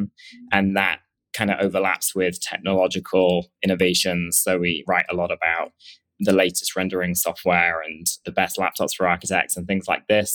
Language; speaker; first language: English; native; English